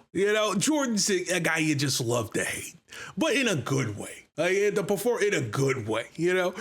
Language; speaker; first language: English; native; English